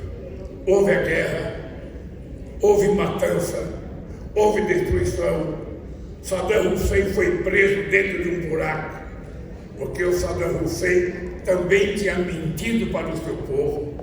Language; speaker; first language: Portuguese; native; Portuguese